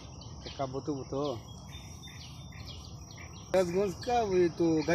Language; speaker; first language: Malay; non-native, learner; Bangla